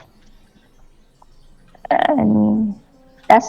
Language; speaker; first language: English; non-native, learner; Vietnamese